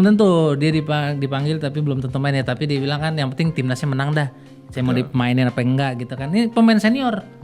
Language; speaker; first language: Indonesian; native; Indonesian